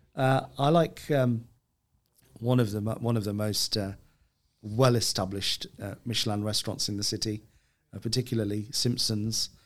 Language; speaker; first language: English; native; English